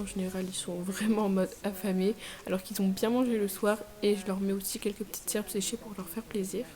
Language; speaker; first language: French; native; French